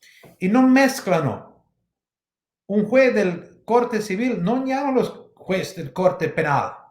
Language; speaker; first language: Spanish; non-native, learner; English